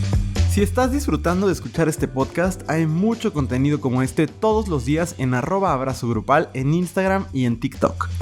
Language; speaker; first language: Spanish; native; Spanish